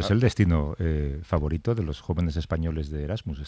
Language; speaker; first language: Spanish; native; Spanish